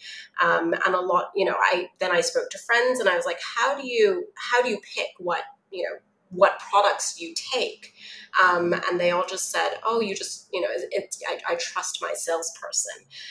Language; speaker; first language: English; non-native, local second language; Cantonese